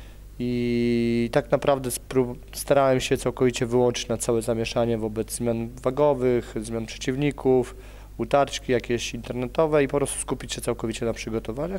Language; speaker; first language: Polish; native; Polish